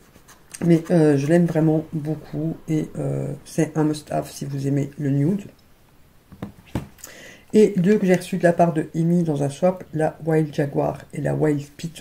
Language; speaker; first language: French; native; French